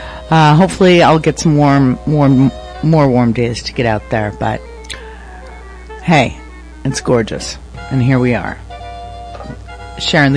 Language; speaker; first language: English; native; English